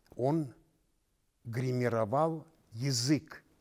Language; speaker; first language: Russian; non-native, local second language; Armenian